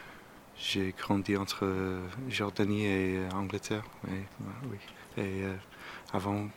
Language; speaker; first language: French; non-native, learner; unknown